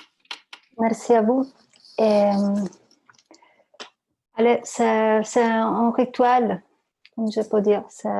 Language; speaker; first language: French; non-native, learner; Italian